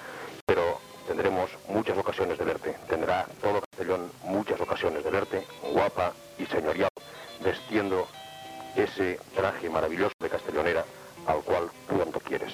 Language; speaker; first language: Spanish; native; Spanish